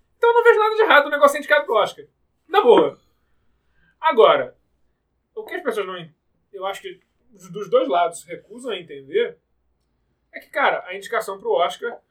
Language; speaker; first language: Portuguese; native; Portuguese